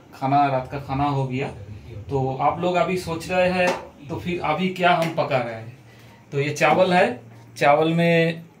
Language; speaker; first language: Hindi; non-native, local second language; Bangla